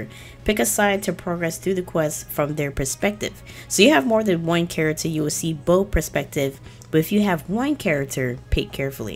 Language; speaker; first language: English; non-native, fluent; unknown